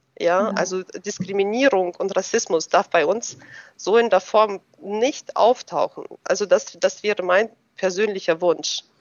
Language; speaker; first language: German; early bilingual, other home language; Russian